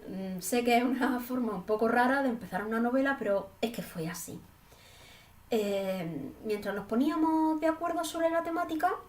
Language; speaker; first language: Spanish; native; Spanish